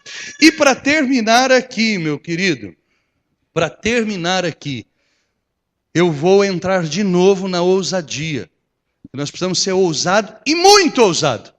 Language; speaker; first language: Portuguese; native; Portuguese